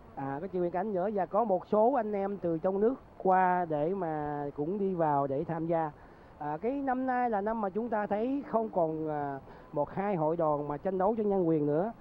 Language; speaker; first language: Vietnamese; native; Vietnamese